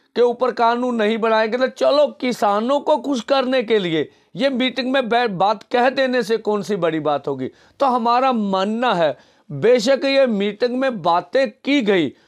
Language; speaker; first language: Hindi; non-native, local second language; Punjabi